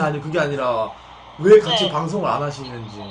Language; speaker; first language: Korean; native; Korean